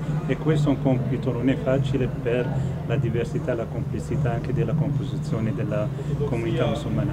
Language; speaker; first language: Italian; non-native, fluent; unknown